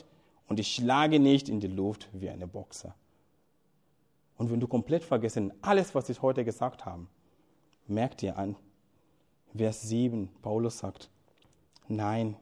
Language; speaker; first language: German; non-native, fluent; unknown